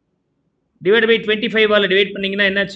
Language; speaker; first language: Tamil; native; Tamil